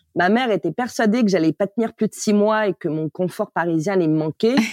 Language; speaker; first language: French; native; French